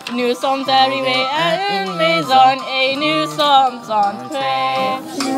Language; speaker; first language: French; non-native, learner; English